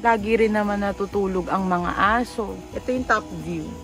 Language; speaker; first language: Filipino; native; Filipino